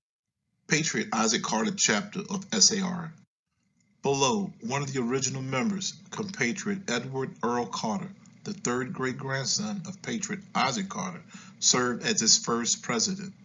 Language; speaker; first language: English; native; English